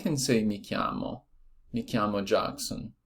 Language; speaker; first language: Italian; non-native, learner; Portuguese